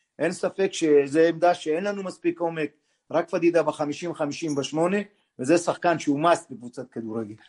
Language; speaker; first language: Hebrew; native; Hebrew